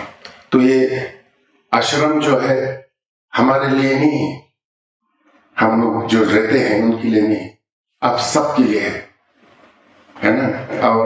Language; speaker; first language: Hindi; non-native, local second language; Ladakhi